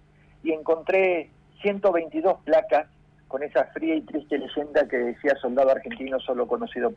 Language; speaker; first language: Spanish; native; Spanish